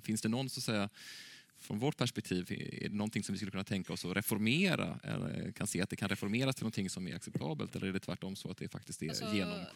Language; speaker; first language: Swedish; native; Swedish